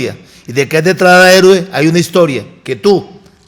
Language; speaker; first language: Spanish; native; Spanish